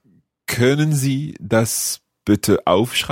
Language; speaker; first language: German; non-native, learner; English